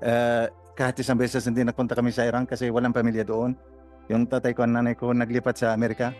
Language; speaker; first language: Filipino; non-native, learner; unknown